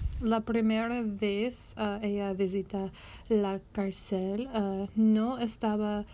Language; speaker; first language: Spanish; non-native, learner; English